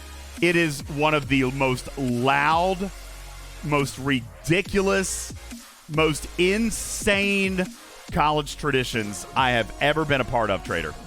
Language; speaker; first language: English; native; English